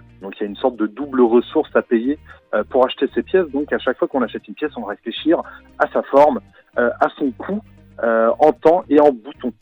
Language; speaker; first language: French; native; French